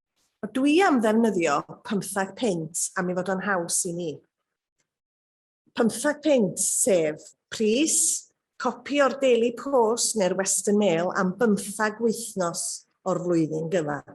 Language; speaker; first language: Welsh; native; Welsh